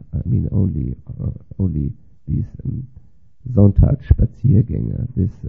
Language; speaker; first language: English; non-native, fluent; German